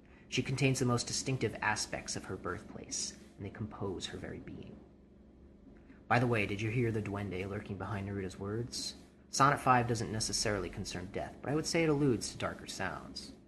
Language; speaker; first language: English; native; English